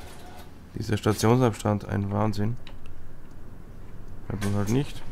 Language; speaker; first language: German; native; German